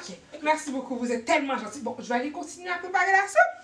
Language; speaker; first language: French; native; French